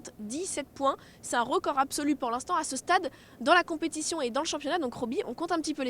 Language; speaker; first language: French; native; French